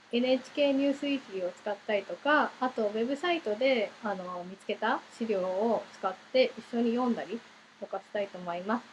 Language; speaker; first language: Japanese; early bilingual, heritage; Japanese